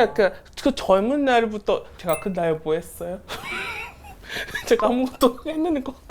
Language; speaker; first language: Korean; non-native, fluent; English